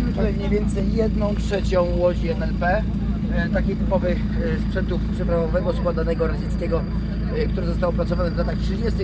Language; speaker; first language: Polish; native; Polish